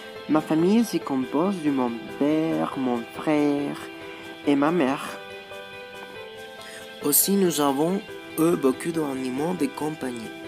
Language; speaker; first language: French; non-native, learner; Spanish